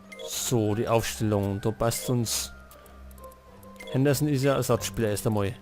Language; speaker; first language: German; native; German